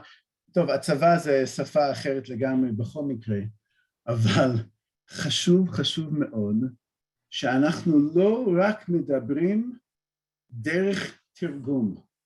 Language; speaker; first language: Hebrew; non-native, fluent; English